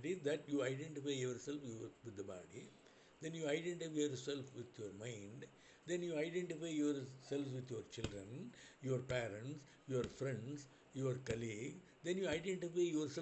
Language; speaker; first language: English; non-native, local second language; Tamil